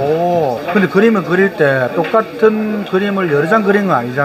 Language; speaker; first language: Korean; native; Korean